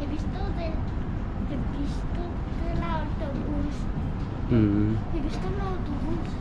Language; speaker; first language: Spanish; early bilingual, other home language; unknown